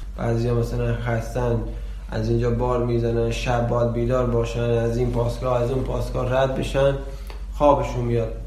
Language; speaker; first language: Persian; non-native, local second language; Baluchi